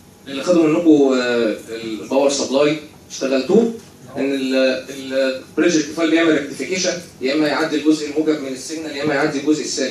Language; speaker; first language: Arabic; native; Arabic